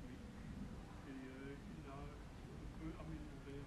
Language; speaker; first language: French; non-native, fluent; Dutch